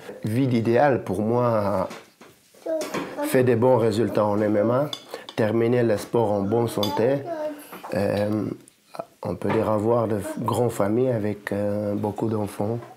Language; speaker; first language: French; non-native, learner; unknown